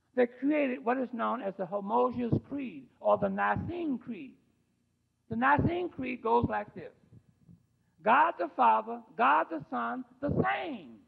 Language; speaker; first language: English; native; English